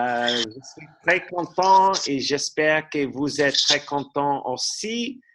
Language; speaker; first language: French; non-native, learner; English